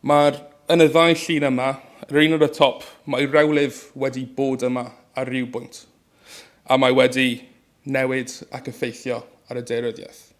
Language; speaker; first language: Welsh; native; Welsh